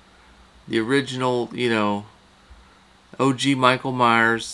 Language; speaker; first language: English; native; English